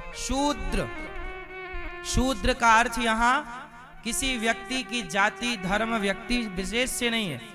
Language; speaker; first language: Hindi; native; Hindi